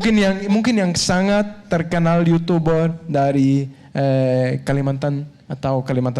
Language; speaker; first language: Indonesian; non-native, learner; Danish